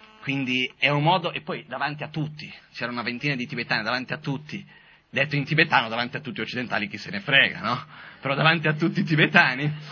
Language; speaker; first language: Italian; non-native, fluent; Portuguese